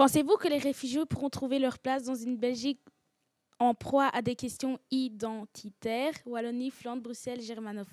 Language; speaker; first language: French; early bilingual, other home language; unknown